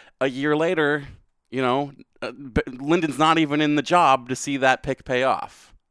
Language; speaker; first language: English; native; English